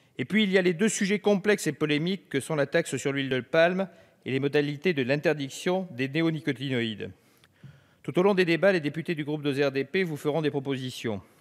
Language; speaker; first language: French; native; French